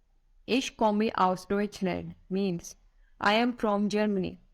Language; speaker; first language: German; non-native, learner; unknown